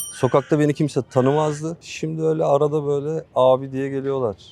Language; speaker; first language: Turkish; native; Turkish